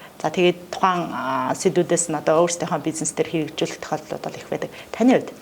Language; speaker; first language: Mongolian; native; Mongolian